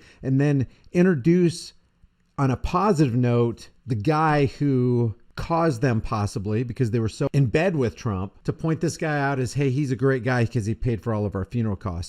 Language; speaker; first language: English; native; English